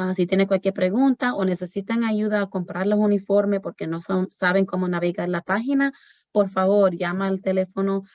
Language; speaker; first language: Spanish; early bilingual, heritage; Spanish